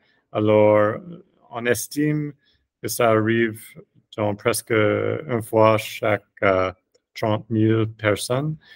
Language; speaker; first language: French; non-native, fluent; English